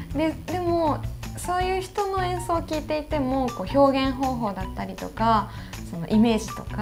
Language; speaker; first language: Japanese; native; Japanese